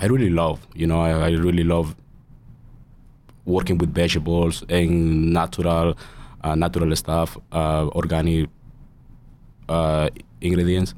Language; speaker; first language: English; non-native, learner; Spanish